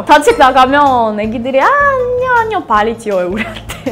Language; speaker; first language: Korean; non-native, fluent; Russian